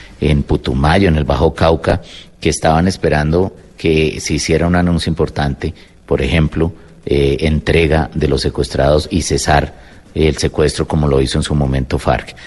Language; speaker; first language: Spanish; native; Spanish